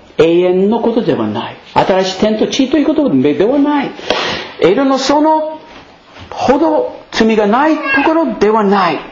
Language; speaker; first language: Japanese; non-native, fluent; English